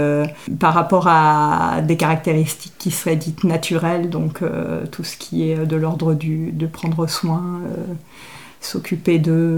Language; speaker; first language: French; native; French